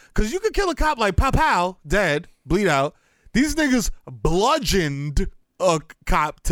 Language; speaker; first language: English; early bilingual, other home language; Spanish